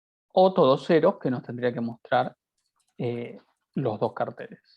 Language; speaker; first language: Spanish; native; Spanish